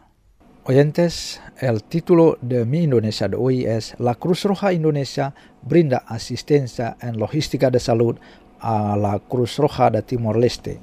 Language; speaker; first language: Spanish; non-native, fluent; Indonesian